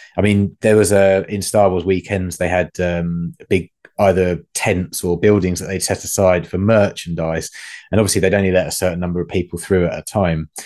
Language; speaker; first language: English; native; English